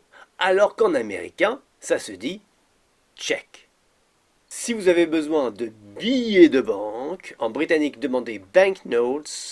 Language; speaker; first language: French; native; French